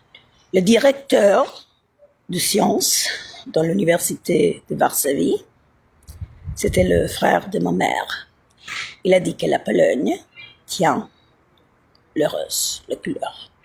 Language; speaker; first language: French; non-native, learner; Italian